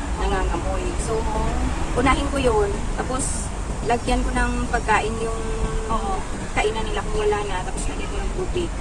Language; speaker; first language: Filipino; native; Filipino